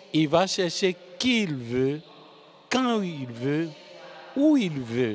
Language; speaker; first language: French; non-native, local second language; Fon